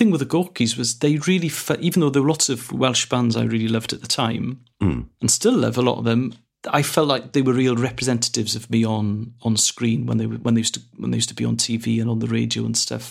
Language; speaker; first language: English; non-native, local second language; Welsh